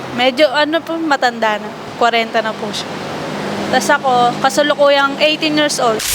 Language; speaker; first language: Filipino; native; Filipino